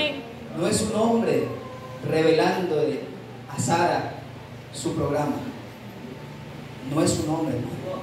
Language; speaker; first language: Spanish; native; Spanish